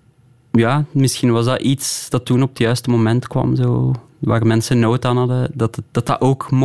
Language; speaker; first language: Dutch; native; Dutch